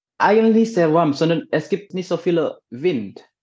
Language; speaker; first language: German; non-native, learner; Indonesian